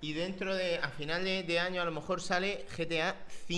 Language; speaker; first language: Spanish; native; Spanish